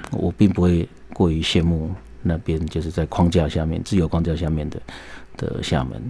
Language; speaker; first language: Chinese; native; Chinese